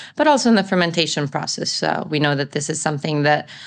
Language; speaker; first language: English; non-native, fluent; Italian